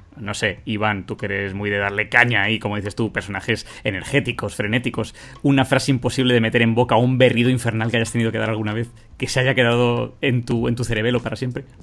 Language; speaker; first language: Spanish; native; Spanish